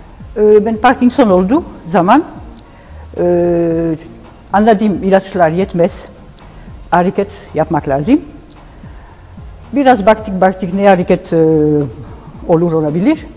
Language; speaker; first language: Turkish; non-native, learner; Dutch